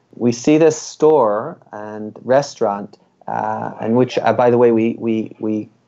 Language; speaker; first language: English; early bilingual, other home language; Hebrew